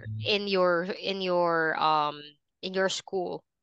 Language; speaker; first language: English; non-native, fluent; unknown